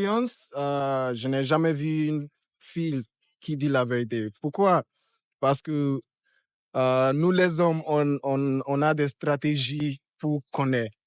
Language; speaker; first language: French; non-native, fluent; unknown